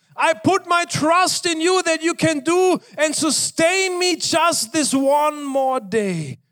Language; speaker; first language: English; non-native, fluent; German